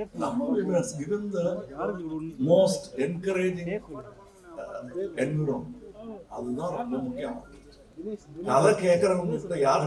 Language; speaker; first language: Tamil; native; Tamil